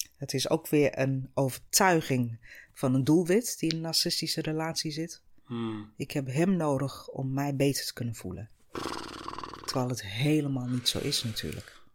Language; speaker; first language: Dutch; non-native, fluent; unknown